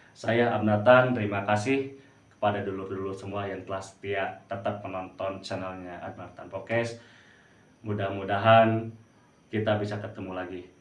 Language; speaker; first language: Indonesian; non-native, local second language; Sundanese